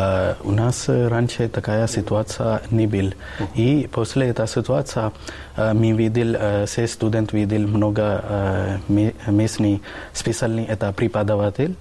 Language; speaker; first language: Russian; non-native, learner; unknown